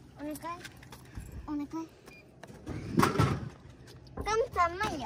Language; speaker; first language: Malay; non-native, learner; Japanese